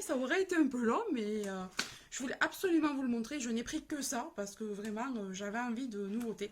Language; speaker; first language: French; native; French